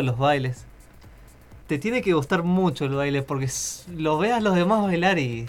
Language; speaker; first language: Spanish; native; Spanish